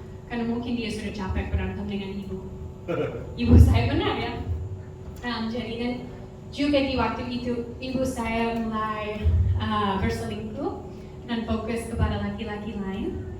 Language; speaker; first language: Indonesian; non-native, fluent; English